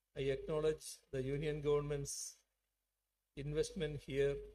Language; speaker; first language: English; non-native, local second language; Malayalam